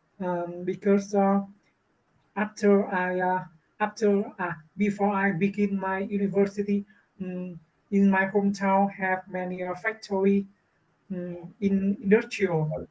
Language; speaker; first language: English; non-native, learner; Vietnamese